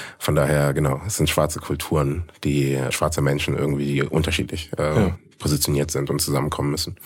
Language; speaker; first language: German; native; German